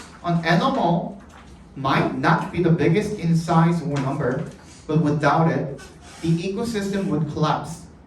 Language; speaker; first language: English; non-native, fluent; Korean